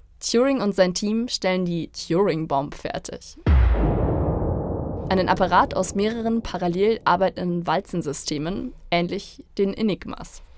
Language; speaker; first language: German; native; German